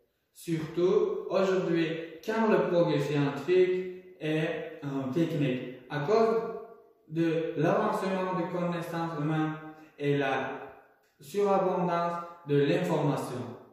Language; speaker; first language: French; non-native, learner; Uzbek